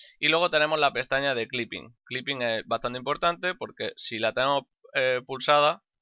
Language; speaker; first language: Spanish; native; Spanish